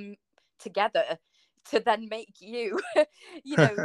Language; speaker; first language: English; native; English